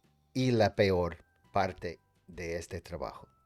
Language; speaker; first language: Spanish; non-native, learner; English